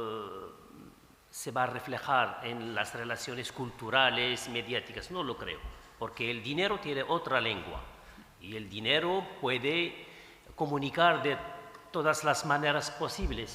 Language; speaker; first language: Spanish; non-native, fluent; Arabic